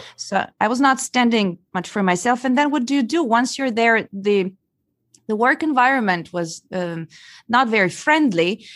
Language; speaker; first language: English; non-native, fluent; Italian